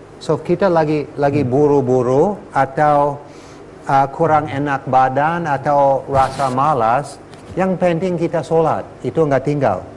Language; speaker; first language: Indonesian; non-native, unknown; English